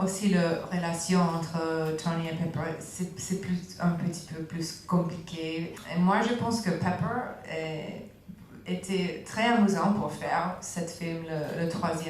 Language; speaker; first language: French; non-native, fluent; English